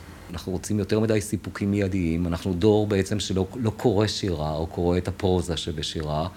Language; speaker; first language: Hebrew; native; Hebrew